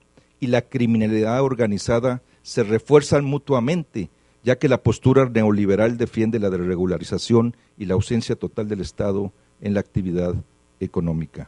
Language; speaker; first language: Spanish; native; Spanish